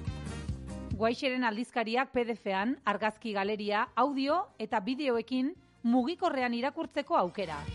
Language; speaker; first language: Basque; native; Basque